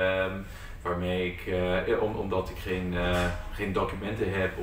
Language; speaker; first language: Dutch; non-native, fluent; English